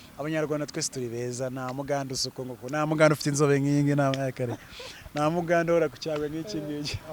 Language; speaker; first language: Kinyarwanda; early bilingual, heritage; Kinyarwanda